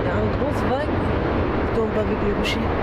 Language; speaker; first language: French; non-native, learner; Arabic